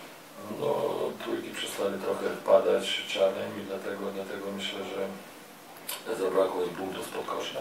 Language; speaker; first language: Polish; non-native, fluent; Lithuanian